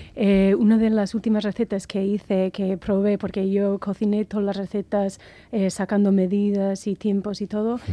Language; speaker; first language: Spanish; non-native, fluent; English